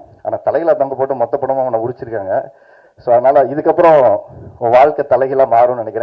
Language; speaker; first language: Tamil; native; Tamil